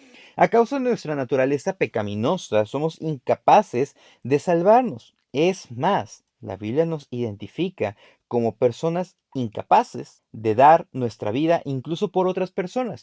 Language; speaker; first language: Spanish; native; Spanish